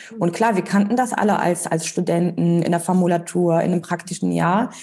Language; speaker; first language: German; early bilingual, other home language; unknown